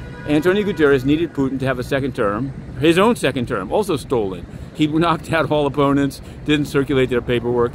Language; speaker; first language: English; native; English